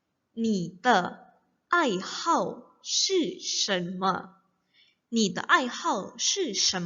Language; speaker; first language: Chinese; non-native, fluent; Indonesian